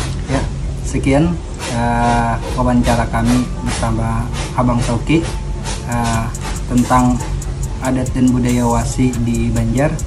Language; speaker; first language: Indonesian; non-native, local second language; Banjar